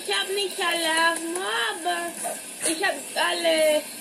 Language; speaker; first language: German; non-native, learner; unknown